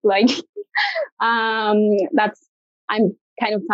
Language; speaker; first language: English; non-native, fluent; Spanish